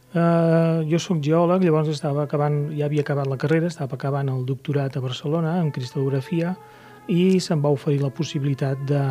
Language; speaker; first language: Catalan; native; Catalan